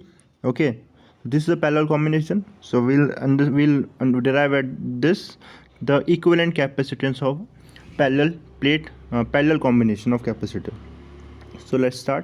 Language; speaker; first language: English; non-native, local second language; Hindi